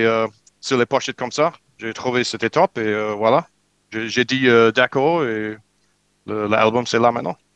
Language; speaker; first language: French; non-native, learner; English